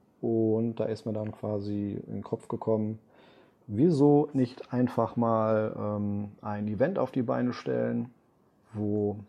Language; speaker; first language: German; native; German